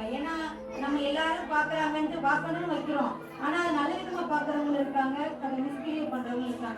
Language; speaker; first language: Tamil; native; Tamil